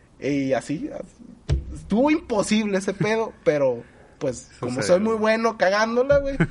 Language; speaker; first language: Spanish; native; Spanish